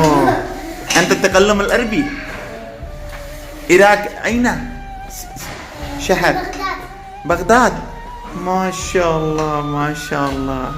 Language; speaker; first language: Arabic; non-native, learner; Urdu